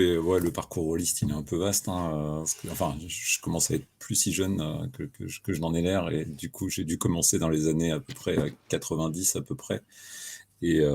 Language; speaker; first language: French; native; French